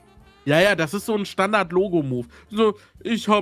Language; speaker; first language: German; native; German